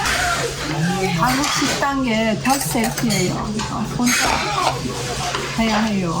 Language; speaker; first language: Korean; non-native, learner; Persian